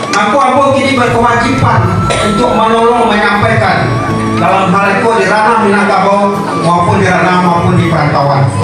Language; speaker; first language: Indonesian; non-native, local second language; Minangkabau